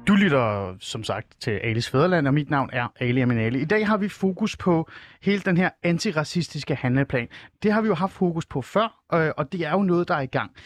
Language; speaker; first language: Danish; early bilingual, other home language; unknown